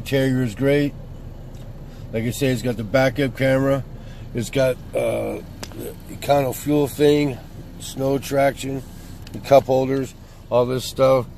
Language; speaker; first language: English; native; English